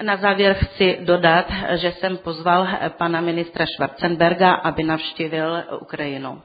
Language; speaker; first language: Czech; non-native, fluent; Ukrainian